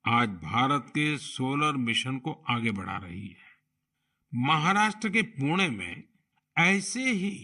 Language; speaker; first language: Hindi; non-native, local second language; Gujarati